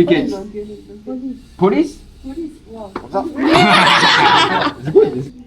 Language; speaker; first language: English; non-native, learner; French